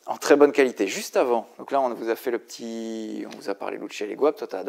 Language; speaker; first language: French; native; French